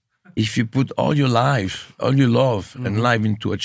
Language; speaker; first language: English; non-native, fluent; French